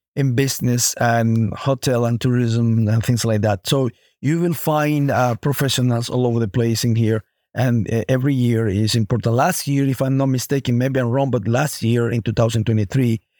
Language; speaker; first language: English; non-native, fluent; Spanish